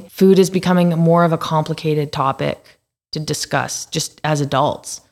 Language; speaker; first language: English; native; English